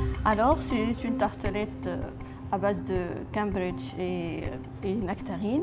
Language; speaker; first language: French; non-native, fluent; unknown